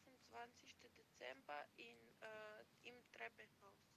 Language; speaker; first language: German; non-native, learner; Macedonian